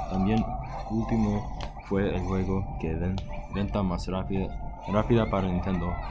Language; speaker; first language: Spanish; non-native, learner; English